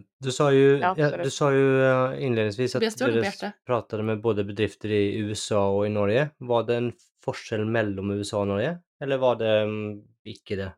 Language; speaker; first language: Norwegian; native; Norwegian